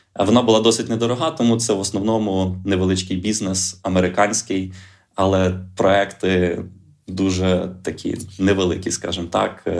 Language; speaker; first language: Ukrainian; native; Ukrainian